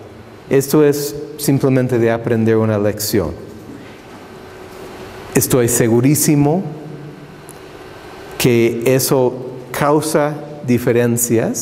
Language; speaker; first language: Spanish; non-native, fluent; English